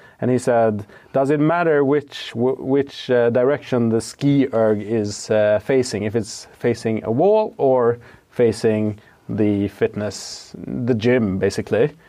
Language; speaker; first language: English; non-native, fluent; Swedish